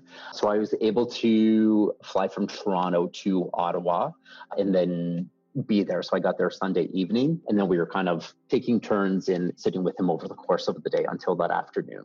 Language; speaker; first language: English; native; English